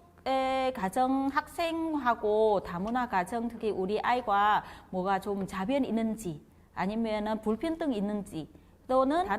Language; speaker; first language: Korean; non-native, learner; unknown